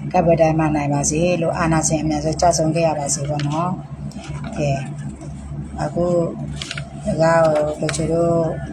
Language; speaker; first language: Burmese; non-native, local second language; S'gaw Karen